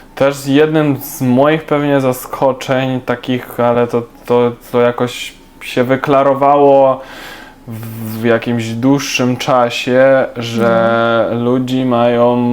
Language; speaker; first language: Polish; non-native, fluent; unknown